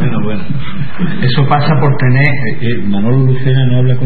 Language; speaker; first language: Spanish; native; Spanish